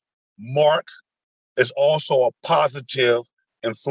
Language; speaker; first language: English; native; English